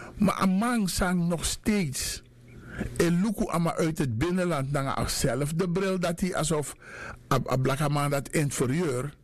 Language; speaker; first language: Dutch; native; Dutch